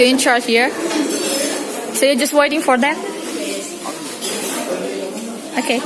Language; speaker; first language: English; non-native, learner; Indonesian